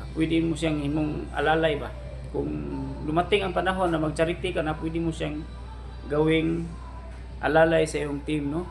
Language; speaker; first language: Filipino; non-native, local second language; Cebuano